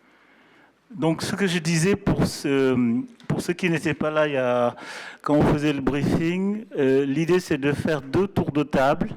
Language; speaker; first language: French; non-native, local second language; Wolof